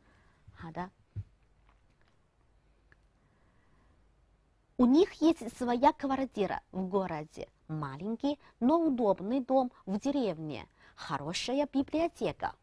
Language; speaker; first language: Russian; non-native, fluent; Chinese